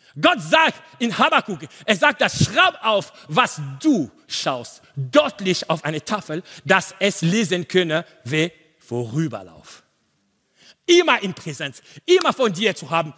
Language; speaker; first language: German; non-native, learner; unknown